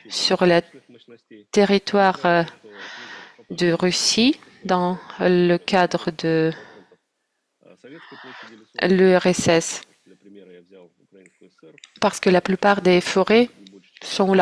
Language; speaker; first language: French; non-native, fluent; Russian